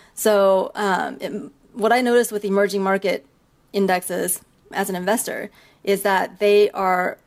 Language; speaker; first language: English; early bilingual, other home language; Chinese